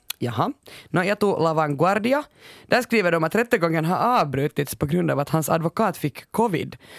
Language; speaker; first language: Swedish; native; Swedish